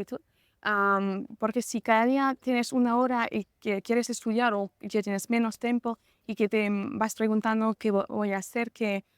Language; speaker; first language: Spanish; non-native, fluent; French